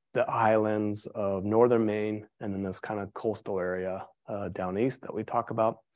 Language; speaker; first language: English; native; English